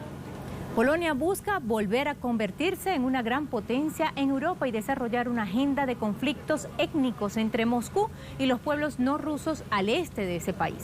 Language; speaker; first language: Spanish; native; Spanish